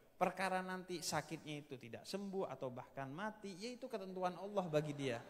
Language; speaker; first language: Indonesian; native; Indonesian